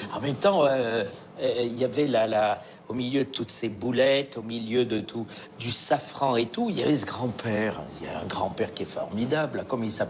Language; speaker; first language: French; native; French